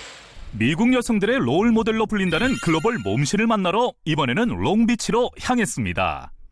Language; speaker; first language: Korean; native; Korean